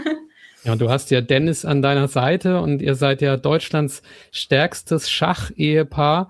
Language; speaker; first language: German; native; German